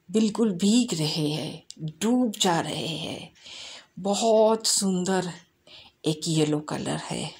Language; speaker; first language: Hindi; non-native, local second language; Bangla